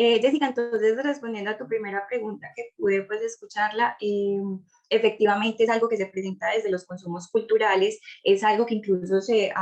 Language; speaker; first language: Spanish; native; Spanish